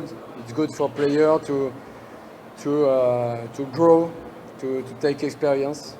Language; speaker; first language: English; non-native, learner; French